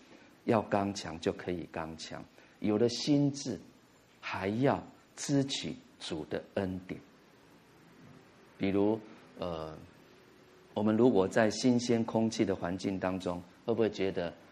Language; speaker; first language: Chinese; native; Chinese